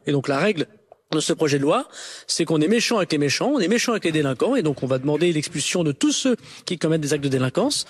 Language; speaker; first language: French; native; French